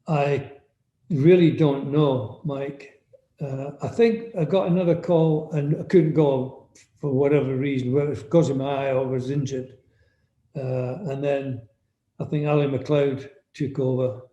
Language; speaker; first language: English; native; English